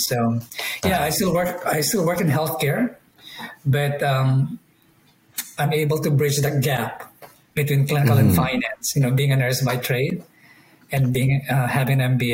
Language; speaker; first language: English; non-native, local second language; Iloko